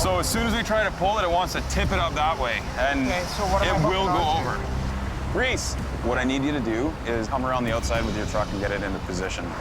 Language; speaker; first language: English; native; English